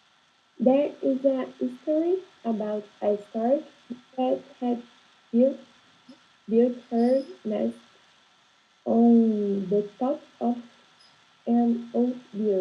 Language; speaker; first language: English; non-native, learner; Portuguese